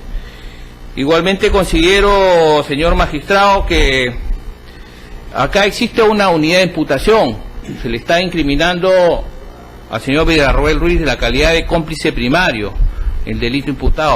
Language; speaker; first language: Spanish; native; Spanish